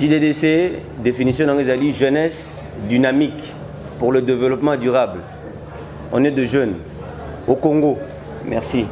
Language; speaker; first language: French; non-native, local second language; Lingala